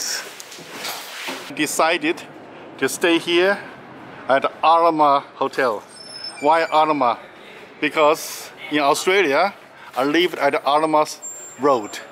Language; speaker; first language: English; non-native, learner; Chinese